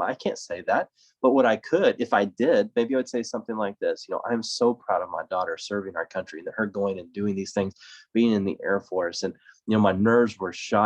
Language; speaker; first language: English; native; English